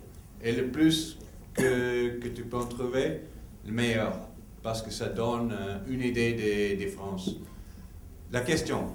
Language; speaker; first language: French; non-native, fluent; English